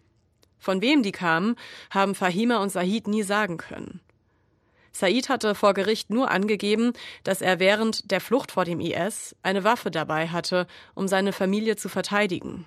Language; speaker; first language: German; native; German